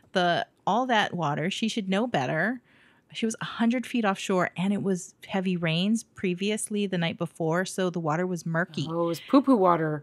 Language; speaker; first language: English; native; English